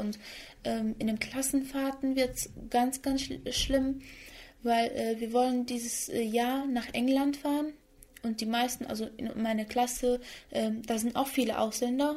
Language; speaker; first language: German; early bilingual, other home language; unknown